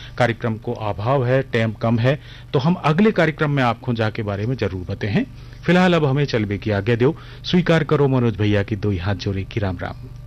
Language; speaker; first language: Hindi; native; Hindi